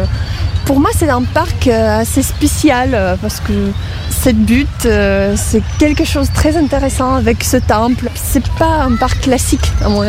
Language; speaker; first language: French; non-native, fluent; Russian